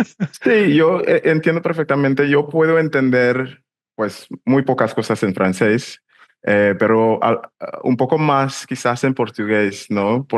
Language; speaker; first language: Spanish; non-native, fluent; English